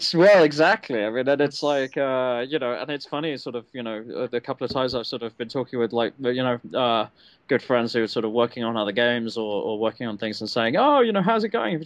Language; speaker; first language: English; native; English